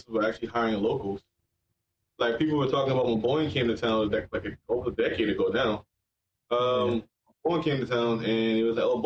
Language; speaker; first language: English; native; English